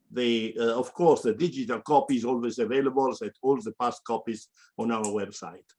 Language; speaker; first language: English; non-native, fluent; Italian